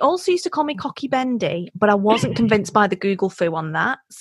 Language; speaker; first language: English; native; English